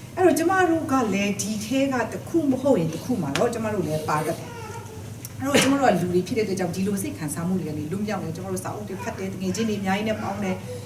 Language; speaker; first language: Burmese; non-native, local second language; Kachin